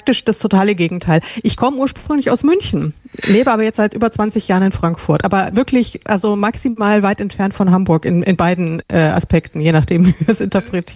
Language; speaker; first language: German; native; German